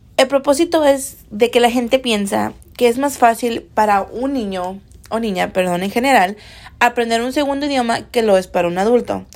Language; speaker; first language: Spanish; early bilingual, heritage; Spanish